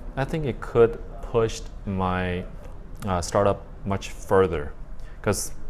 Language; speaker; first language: English; early bilingual, other home language; Chinese